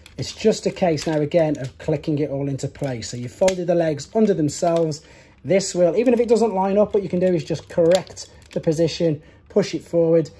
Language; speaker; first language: English; native; English